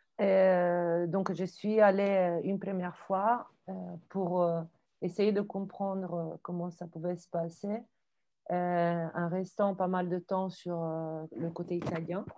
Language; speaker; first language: French; non-native, fluent; Italian